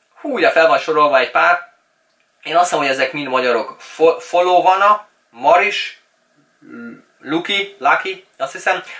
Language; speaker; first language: Hungarian; early bilingual, other home language; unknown